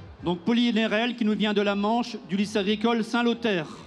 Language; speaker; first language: French; native; French